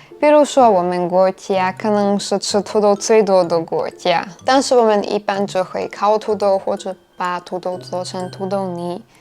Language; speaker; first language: Chinese; non-native, fluent; Russian